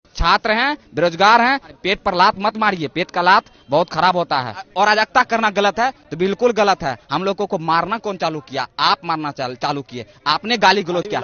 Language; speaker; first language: Hindi; native; Hindi